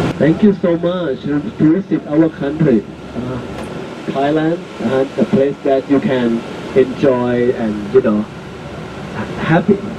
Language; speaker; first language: English; non-native, learner; Thai